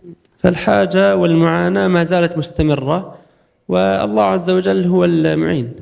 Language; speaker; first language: Arabic; native; Arabic